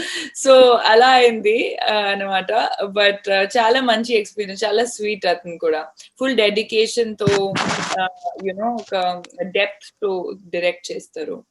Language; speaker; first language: Telugu; non-native, fluent; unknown